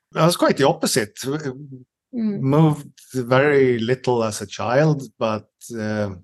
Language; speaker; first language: English; non-native, fluent; Swedish